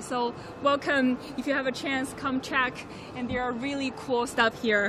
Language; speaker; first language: English; non-native, fluent; Chinese